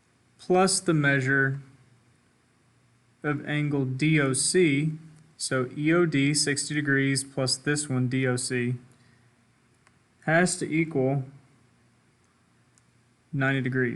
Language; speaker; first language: English; native; English